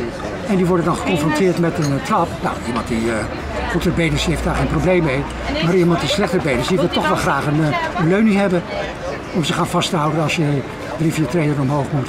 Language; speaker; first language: Dutch; native; Dutch